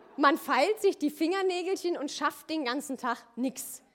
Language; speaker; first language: German; native; German